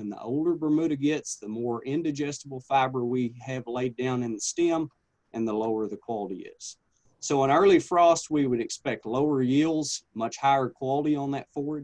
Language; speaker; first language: English; native; English